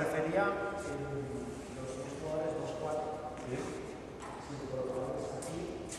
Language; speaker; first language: Spanish; native; Spanish